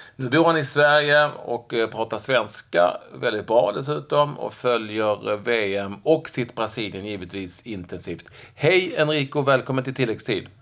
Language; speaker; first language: Swedish; native; Swedish